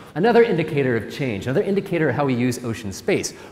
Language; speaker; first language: English; native; English